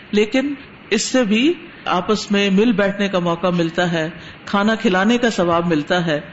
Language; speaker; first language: Urdu; non-native, local second language; Punjabi